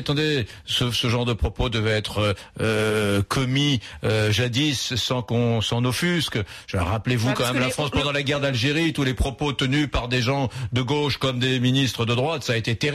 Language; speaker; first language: French; native; French